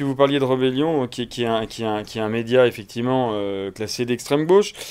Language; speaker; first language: French; native; French